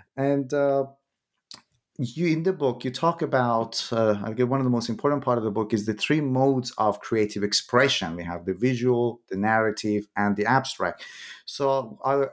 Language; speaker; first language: English; non-native, fluent; Persian